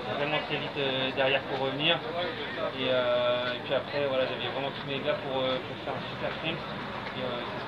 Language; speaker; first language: French; native; French